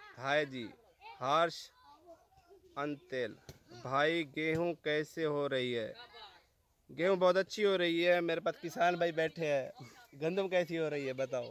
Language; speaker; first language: Urdu; non-native, local second language; Saraiki